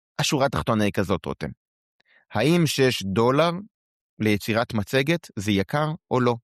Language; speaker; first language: Hebrew; native; Hebrew